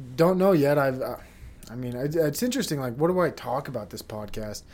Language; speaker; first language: English; native; English